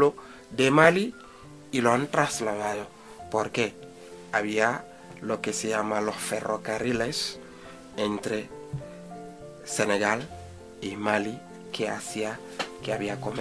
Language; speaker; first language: Spanish; non-native, fluent; Wolof